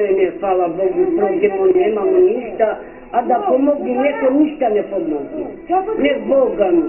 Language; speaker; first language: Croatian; non-native, local second language; Romany